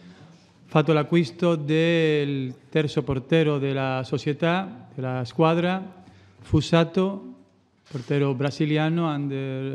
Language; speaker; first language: Italian; non-native, fluent; Spanish